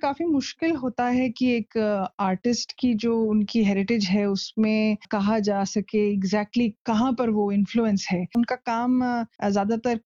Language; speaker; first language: Hindi; non-native, local second language; Punjabi